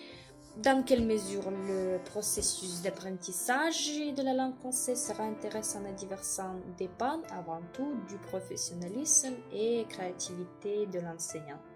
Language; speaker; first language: French; non-native, fluent; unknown